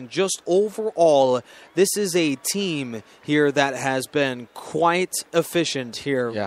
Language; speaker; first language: English; native; English